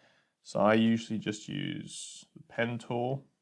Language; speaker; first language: English; native; English